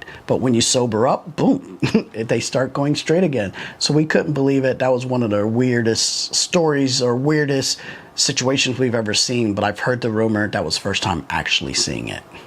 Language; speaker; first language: English; native; English